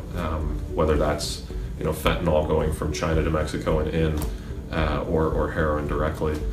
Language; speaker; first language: English; native; English